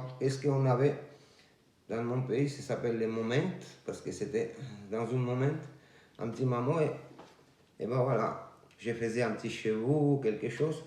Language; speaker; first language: French; non-native, fluent; Georgian